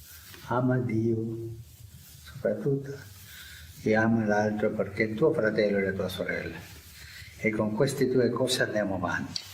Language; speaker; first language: Italian; non-native, fluent; Spanish